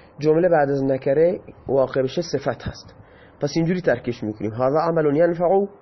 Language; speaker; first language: Persian; non-native, local second language; Baluchi